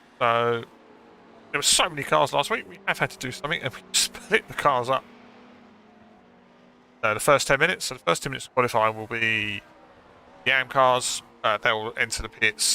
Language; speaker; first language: English; native; English